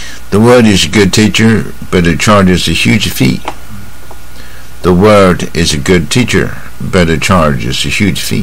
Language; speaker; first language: English; non-native, fluent; Chinese